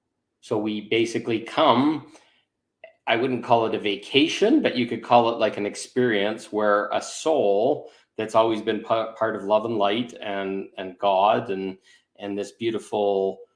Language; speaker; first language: English; native; English